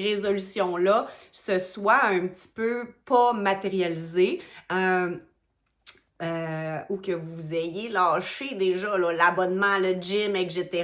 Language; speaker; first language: French; native; French